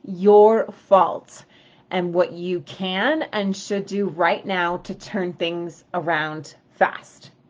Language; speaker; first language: English; native; English